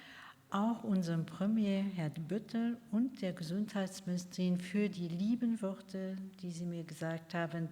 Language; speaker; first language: German; non-native, local second language; Luxembourgish